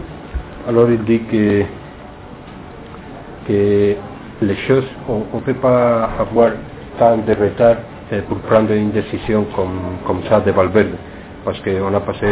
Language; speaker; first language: French; non-native, fluent; Spanish